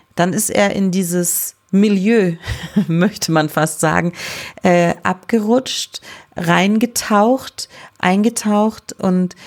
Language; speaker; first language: German; native; German